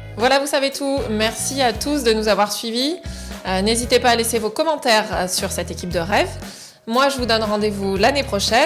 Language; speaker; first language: French; native; French